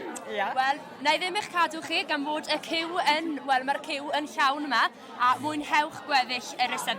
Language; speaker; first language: Welsh; native; Welsh